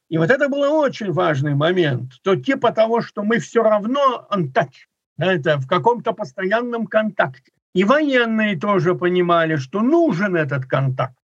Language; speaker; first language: Russian; native; Russian